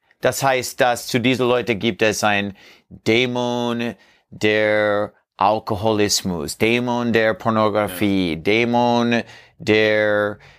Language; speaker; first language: German; non-native, learner; English